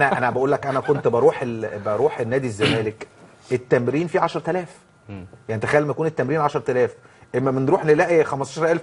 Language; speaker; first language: Arabic; native; Arabic